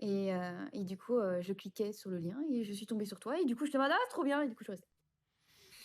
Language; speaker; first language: French; native; French